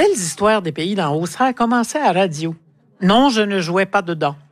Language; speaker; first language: French; native; French